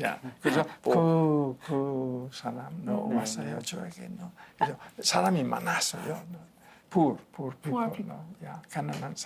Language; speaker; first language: Korean; non-native, learner; Spanish